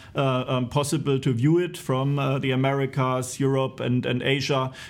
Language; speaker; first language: English; non-native, fluent; German